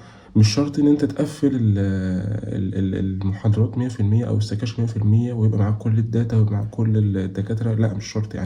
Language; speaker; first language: Arabic; native; Arabic